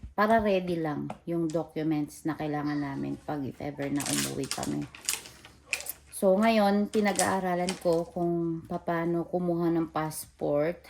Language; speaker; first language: Filipino; non-native, local second language; Cebuano